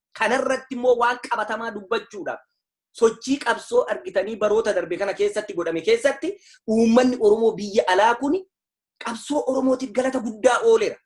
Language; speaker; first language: Oromo; native; Oromo